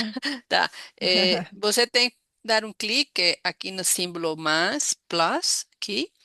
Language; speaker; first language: Portuguese; non-native, learner; Spanish